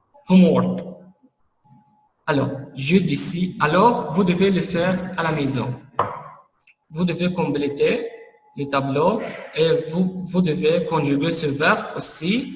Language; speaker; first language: French; non-native, fluent; Arabic